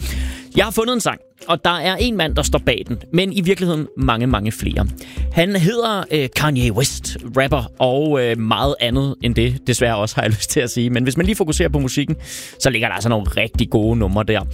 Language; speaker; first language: Danish; native; Danish